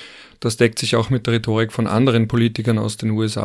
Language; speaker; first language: German; native; German